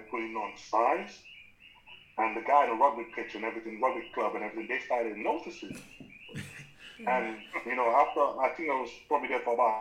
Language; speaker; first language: English; non-native, local second language; Yoruba